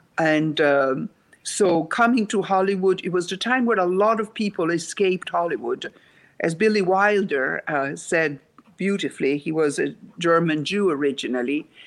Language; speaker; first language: English; non-native, fluent; Italian